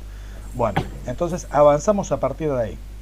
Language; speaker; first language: Spanish; native; Spanish